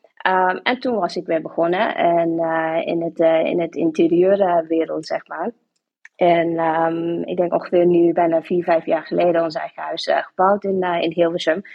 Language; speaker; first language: Dutch; non-native, local second language; English